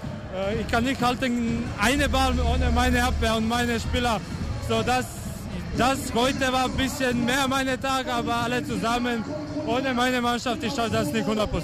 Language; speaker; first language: German; non-native, learner; Croatian